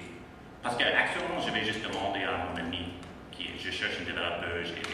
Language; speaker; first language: French; non-native, fluent; English